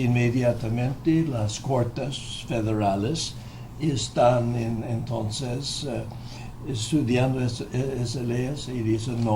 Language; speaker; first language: Spanish; non-native, fluent; English